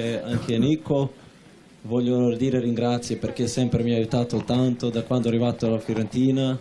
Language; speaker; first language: Italian; non-native, learner; Serbian